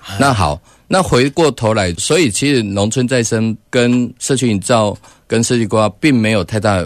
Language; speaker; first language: Chinese; native; Chinese